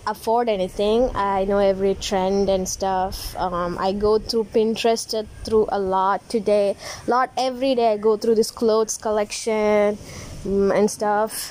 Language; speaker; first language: English; non-native, local second language; Tamil